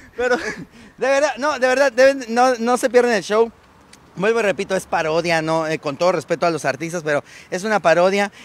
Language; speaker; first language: Spanish; native; Spanish